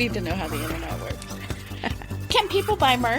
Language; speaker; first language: English; native; English